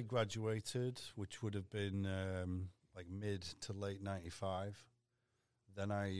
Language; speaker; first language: English; native; English